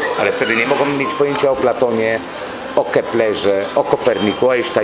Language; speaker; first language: Polish; native; Polish